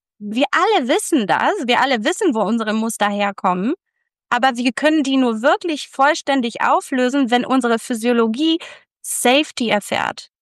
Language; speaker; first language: German; early bilingual, other home language; Polish